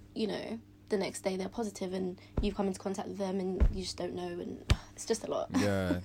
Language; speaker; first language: English; native; English